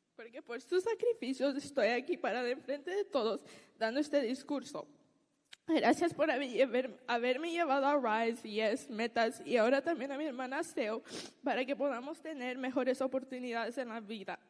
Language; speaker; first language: Spanish; early bilingual, heritage; Spanish